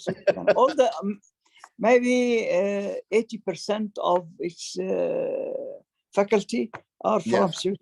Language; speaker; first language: English; non-native, fluent; Arabic